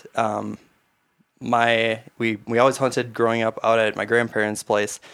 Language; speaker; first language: English; native; English